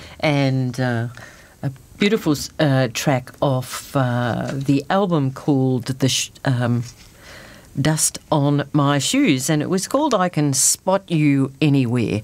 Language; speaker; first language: English; native; English